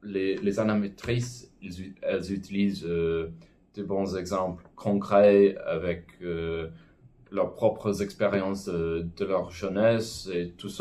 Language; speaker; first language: French; non-native, fluent; English